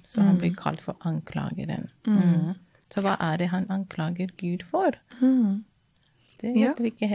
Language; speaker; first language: Norwegian; non-native, fluent; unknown